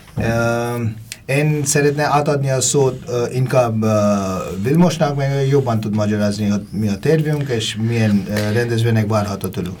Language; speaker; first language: Hungarian; non-native, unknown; Bangla